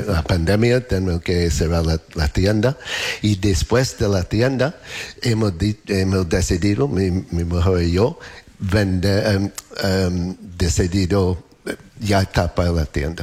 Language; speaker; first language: Spanish; non-native, learner; English